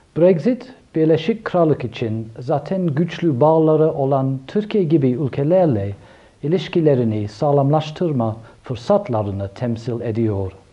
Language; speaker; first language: Turkish; non-native, fluent; English